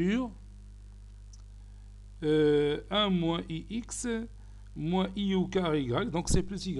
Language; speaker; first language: French; non-native, local second language; Arabic